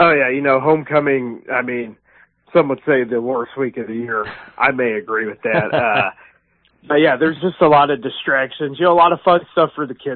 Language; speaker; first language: English; native; English